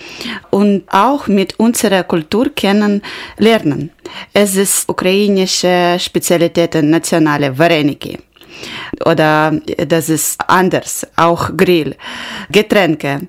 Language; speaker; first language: German; non-native, learner; Ukrainian